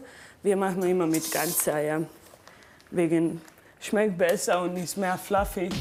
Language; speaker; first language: German; non-native, learner; Croatian